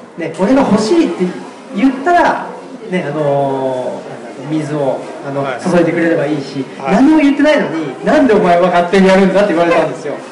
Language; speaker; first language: Japanese; native; Japanese